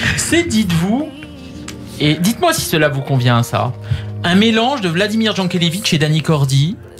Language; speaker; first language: French; native; French